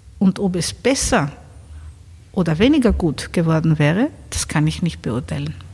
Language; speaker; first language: German; non-native, fluent; Greek